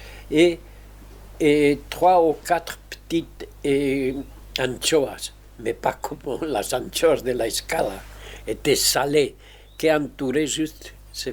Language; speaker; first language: French; non-native, fluent; Spanish